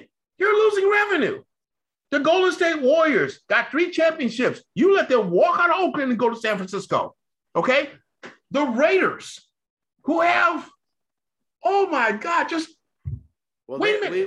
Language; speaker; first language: English; native; English